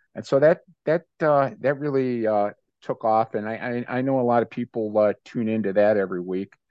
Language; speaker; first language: English; native; English